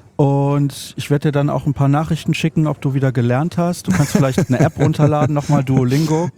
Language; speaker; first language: German; native; German